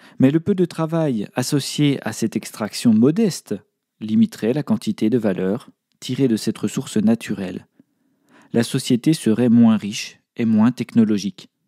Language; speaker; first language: French; native; French